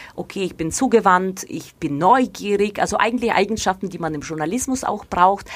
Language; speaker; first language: German; non-native, fluent; Russian